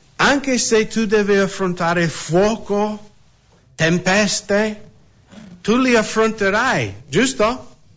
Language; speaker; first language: Italian; non-native, fluent; English